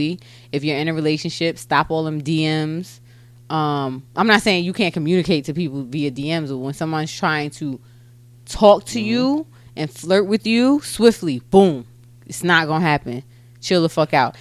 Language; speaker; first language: English; native; English